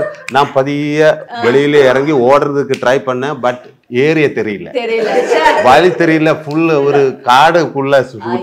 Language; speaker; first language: Tamil; non-native, learner; Malayalam